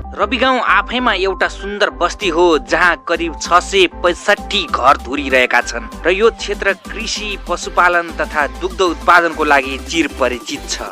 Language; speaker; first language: Nepali; native; Nepali